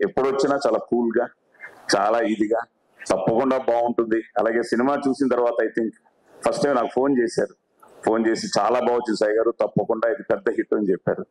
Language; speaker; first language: Telugu; native; Telugu